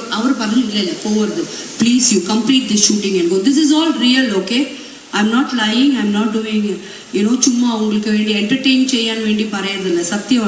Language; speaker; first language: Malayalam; non-native, local second language; Tamil